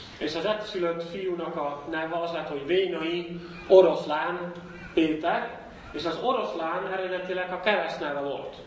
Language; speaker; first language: Hungarian; non-native, fluent; Dutch